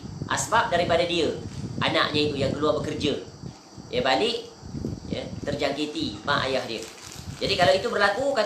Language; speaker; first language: Malay; native; Malay